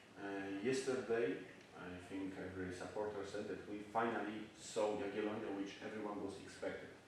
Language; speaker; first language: English; non-native, learner; Polish